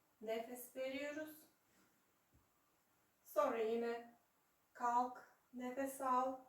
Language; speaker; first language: Turkish; non-native, fluent; Serbian